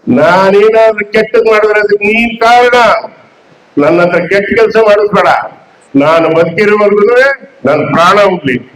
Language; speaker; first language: Kannada; native; Kannada